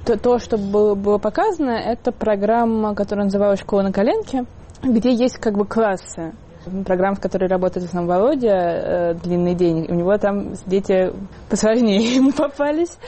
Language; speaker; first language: Russian; native; Russian